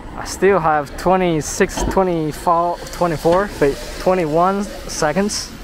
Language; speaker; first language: English; non-native, fluent; Chinese